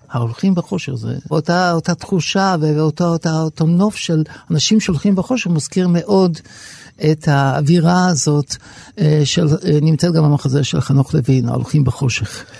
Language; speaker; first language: Hebrew; native; Hebrew